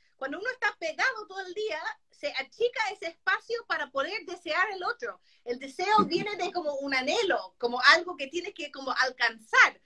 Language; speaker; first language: Spanish; non-native, fluent; English